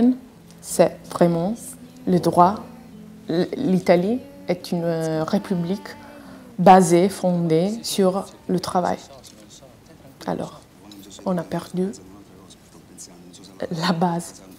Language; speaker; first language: French; non-native, fluent; Italian